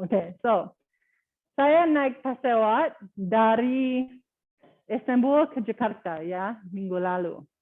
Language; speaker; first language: Indonesian; non-native, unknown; English